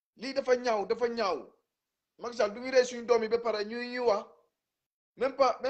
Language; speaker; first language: Wolof; non-native, local second language; Jola-Fonyi